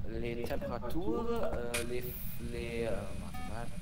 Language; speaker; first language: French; non-native, learner; German